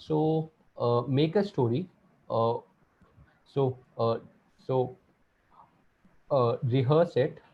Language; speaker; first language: English; non-native, local second language; Hindi